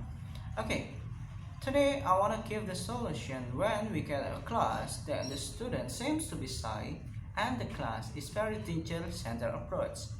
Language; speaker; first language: English; non-native, learner; Indonesian